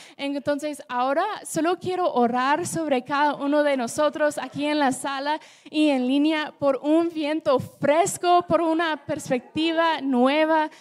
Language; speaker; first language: Spanish; non-native, fluent; English